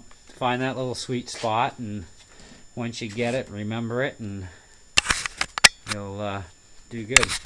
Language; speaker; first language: English; native; English